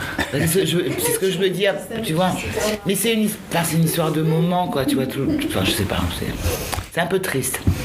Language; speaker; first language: French; native; French